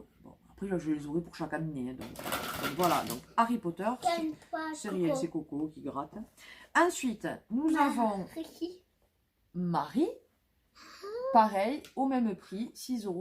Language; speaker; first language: French; native; French